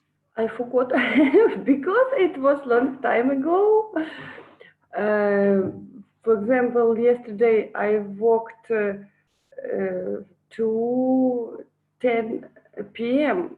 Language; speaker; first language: English; non-native, learner; Russian